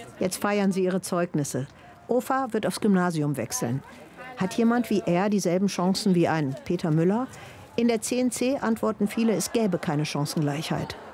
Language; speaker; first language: German; native; German